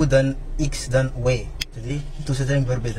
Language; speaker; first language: Indonesian; non-native, fluent; Malagasy